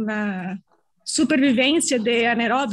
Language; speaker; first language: Spanish; non-native, learner; Portuguese